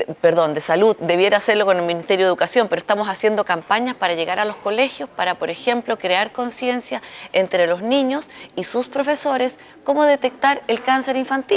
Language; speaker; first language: Spanish; native; Spanish